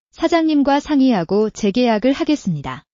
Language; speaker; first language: Korean; non-native, learner; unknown